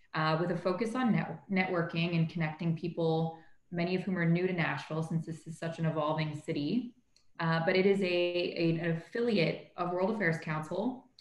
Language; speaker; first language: English; native; English